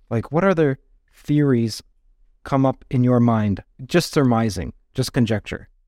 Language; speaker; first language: English; native; English